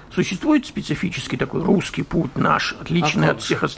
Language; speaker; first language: Russian; native; Russian